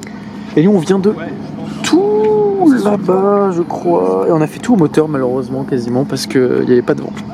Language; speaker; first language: French; native; French